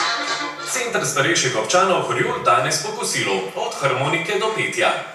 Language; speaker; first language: Slovenian; native; Slovenian